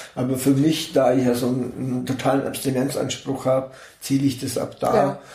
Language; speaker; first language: German; native; German